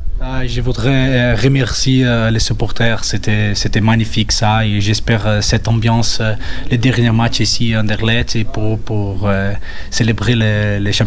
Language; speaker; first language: French; non-native, fluent; Portuguese